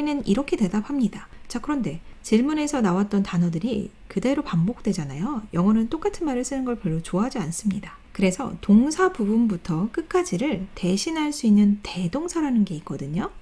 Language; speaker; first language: Korean; native; Korean